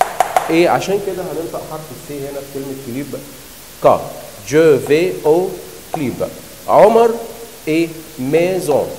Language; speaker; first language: French; non-native, learner; Arabic